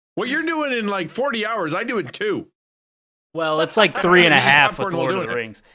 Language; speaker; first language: English; native; English